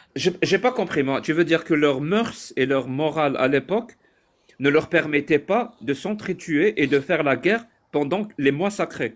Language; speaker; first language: French; non-native, local second language; Arabic